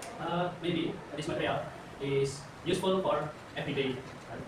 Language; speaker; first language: English; non-native, learner; Indonesian